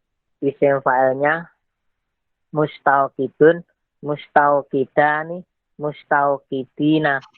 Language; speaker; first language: Arabic; non-native, learner; Indonesian